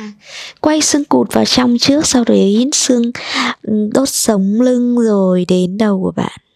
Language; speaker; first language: Vietnamese; native; Vietnamese